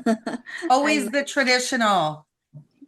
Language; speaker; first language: English; native; English